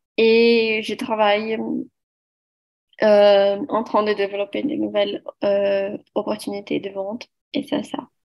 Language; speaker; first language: French; non-native, learner; Portuguese